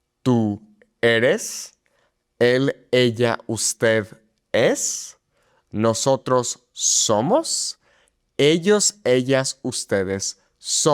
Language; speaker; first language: Spanish; non-native, fluent; English